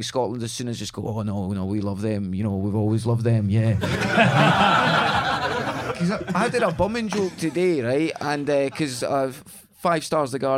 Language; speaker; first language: English; native; English